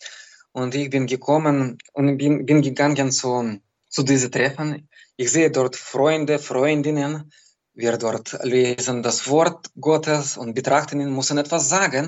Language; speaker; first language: German; non-native, learner; Belarusian